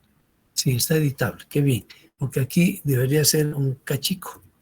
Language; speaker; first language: Spanish; native; Spanish